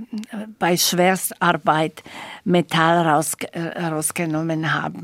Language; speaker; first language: German; non-native, fluent; Slovak